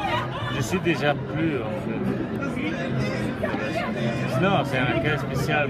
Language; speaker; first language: French; non-native, fluent; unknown